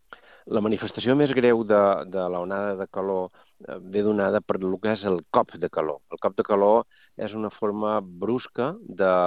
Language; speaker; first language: Catalan; native; Catalan